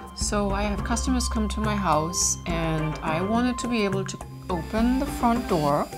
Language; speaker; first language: English; non-native, fluent; German